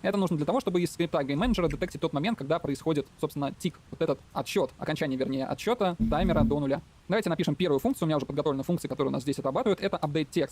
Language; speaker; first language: Russian; native; Russian